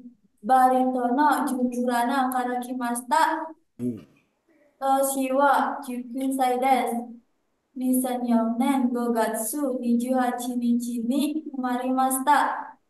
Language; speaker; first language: Japanese; non-native, learner; Indonesian